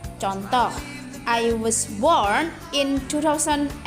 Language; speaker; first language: English; non-native, fluent; Indonesian